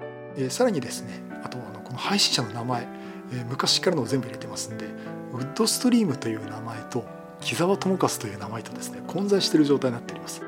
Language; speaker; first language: Japanese; native; Japanese